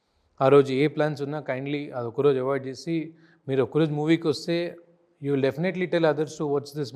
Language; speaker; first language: Telugu; native; Telugu